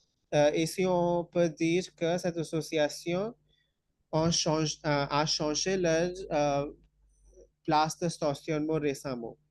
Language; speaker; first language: French; non-native, fluent; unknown